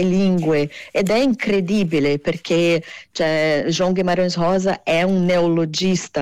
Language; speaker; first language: Italian; non-native, fluent; Portuguese